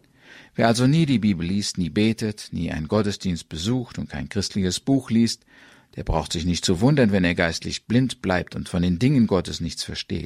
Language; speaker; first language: German; native; German